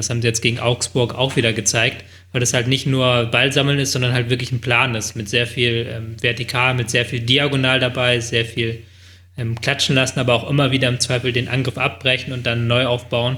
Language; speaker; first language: German; native; German